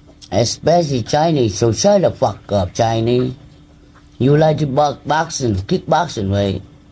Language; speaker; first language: English; non-native, learner; Vietnamese